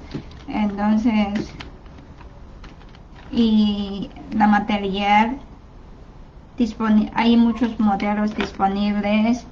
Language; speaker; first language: Spanish; non-native, learner; Chinese